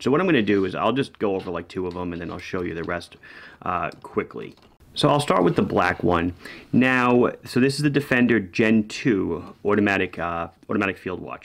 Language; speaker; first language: English; native; English